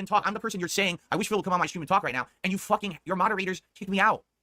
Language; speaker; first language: English; native; English